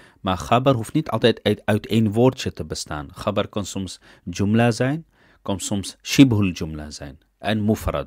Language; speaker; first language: Dutch; early bilingual, other home language; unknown